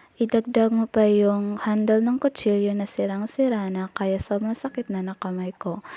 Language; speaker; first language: Filipino; non-native, local second language; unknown